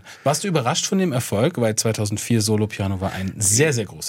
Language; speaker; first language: German; native; German